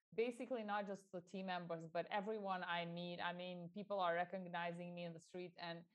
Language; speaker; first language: English; non-native, fluent; Albanian